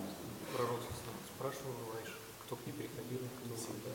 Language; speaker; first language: Russian; native; Russian